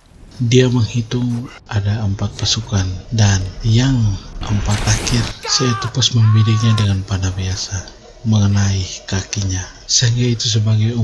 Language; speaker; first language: Indonesian; native; Indonesian